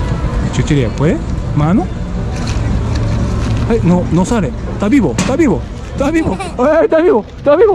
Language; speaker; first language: Spanish; non-native, learner; Japanese